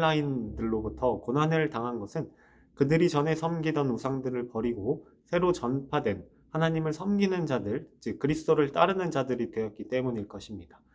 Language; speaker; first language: Korean; native; Korean